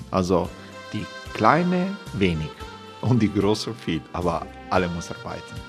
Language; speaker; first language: German; non-native, learner; Croatian